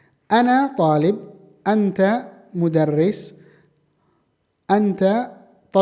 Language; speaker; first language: Arabic; non-native, fluent; Indonesian